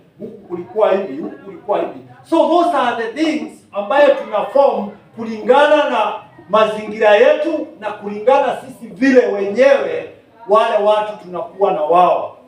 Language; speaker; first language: Swahili; non-native, local second language; Kikuyu